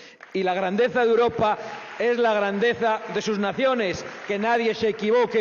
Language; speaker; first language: Spanish; native; Spanish